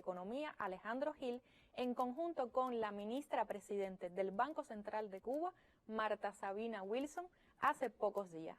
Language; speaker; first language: Spanish; native; Spanish